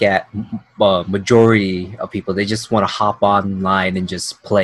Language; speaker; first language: English; native; English